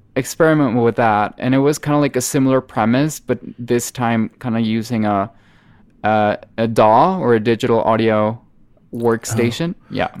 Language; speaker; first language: English; non-native, fluent; Spanish